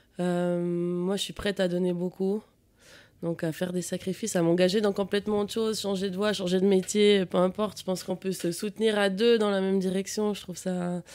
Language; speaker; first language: French; native; French